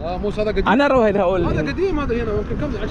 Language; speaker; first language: Arabic; non-native, learner; Bangla